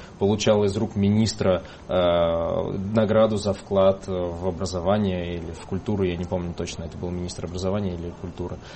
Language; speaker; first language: Russian; native; Russian